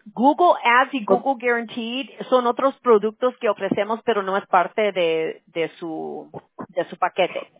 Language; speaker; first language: Spanish; early bilingual, heritage; Spanish